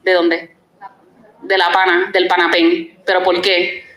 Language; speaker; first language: Spanish; early bilingual, heritage; Spanish